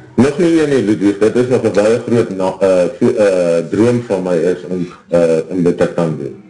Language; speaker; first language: Afrikaans; native; Afrikaans